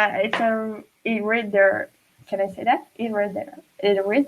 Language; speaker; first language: English; non-native, fluent; Portuguese